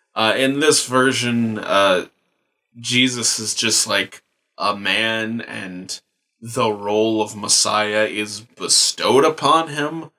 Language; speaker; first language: English; native; English